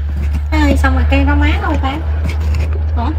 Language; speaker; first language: Vietnamese; native; Vietnamese